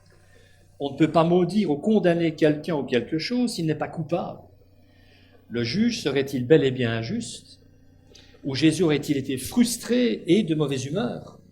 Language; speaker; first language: French; native; French